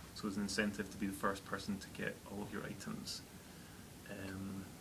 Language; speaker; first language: English; native; English